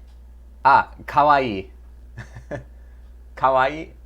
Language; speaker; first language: Japanese; non-native, learner; English